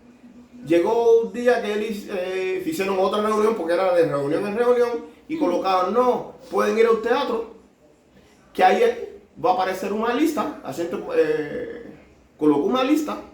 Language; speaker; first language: Portuguese; non-native, learner; Spanish